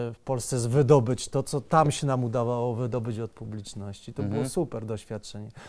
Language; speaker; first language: Polish; native; Polish